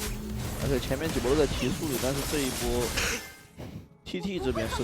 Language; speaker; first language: Chinese; native; Chinese